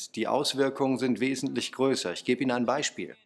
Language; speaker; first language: German; native; German